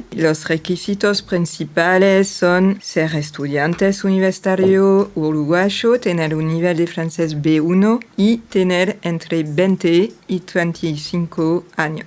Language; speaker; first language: Spanish; non-native, fluent; French